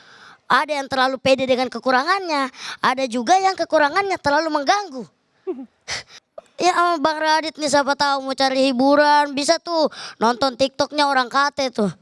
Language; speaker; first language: Indonesian; native; Indonesian